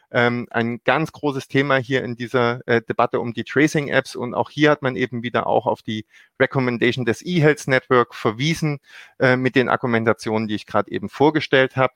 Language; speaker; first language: German; native; German